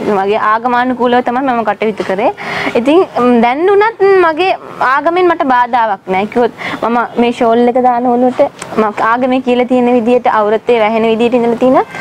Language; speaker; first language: Sinhala; non-native, local second language; Tamil